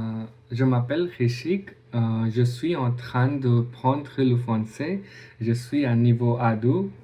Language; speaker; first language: French; non-native, learner; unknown